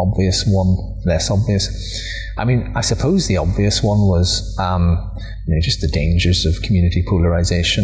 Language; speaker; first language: English; native; English